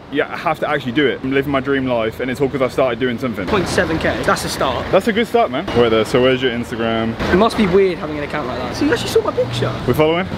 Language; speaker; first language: English; native; English